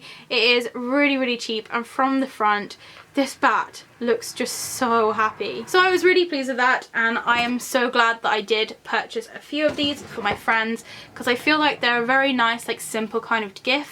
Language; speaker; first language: English; native; English